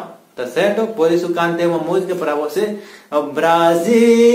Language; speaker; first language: Portuguese; non-native, learner; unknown